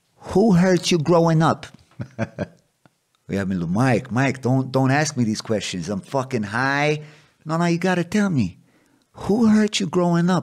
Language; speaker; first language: English; non-native, local second language; Maltese